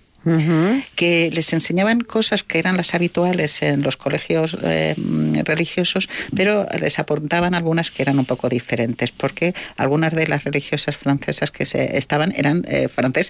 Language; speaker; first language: Spanish; native; Spanish